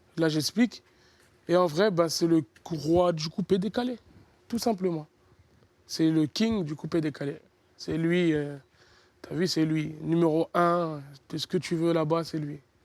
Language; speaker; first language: French; early bilingual, other home language; Lingala